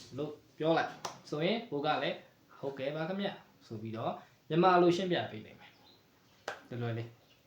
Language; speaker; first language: Burmese; native; Burmese